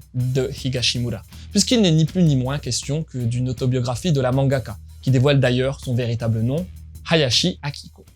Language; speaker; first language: French; native; French